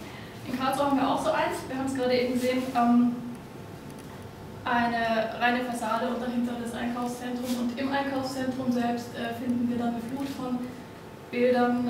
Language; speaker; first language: German; native; German